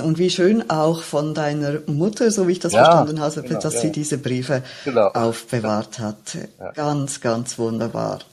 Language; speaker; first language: German; native; German